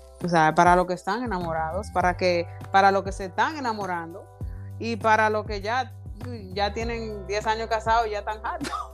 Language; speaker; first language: Spanish; early bilingual, heritage; Spanish